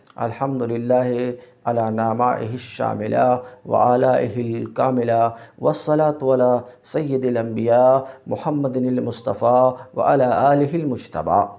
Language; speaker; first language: Urdu; native; Urdu